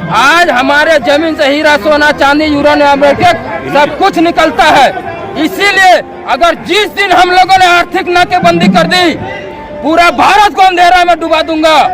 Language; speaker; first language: Hindi; non-native, local second language; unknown